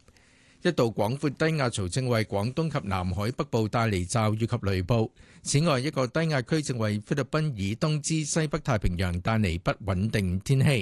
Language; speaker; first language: Cantonese; native; Cantonese